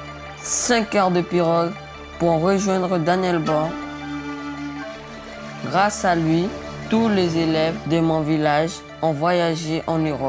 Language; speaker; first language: French; non-native, local second language; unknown